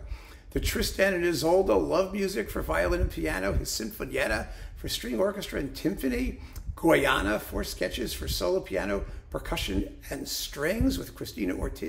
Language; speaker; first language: English; native; English